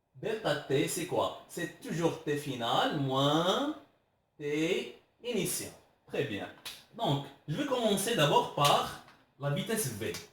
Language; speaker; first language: French; non-native, local second language; Arabic